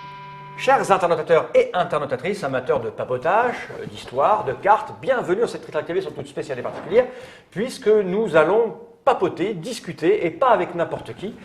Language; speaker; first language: French; native; French